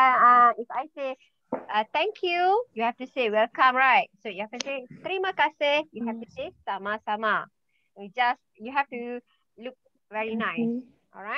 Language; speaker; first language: English; non-native, learner; Malay